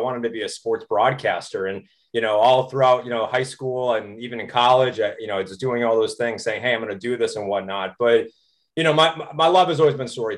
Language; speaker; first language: English; native; English